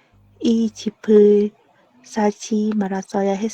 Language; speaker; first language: Korean; non-native, learner; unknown